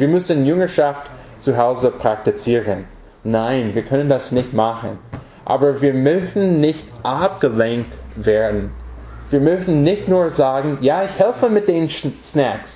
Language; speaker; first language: German; non-native, fluent; English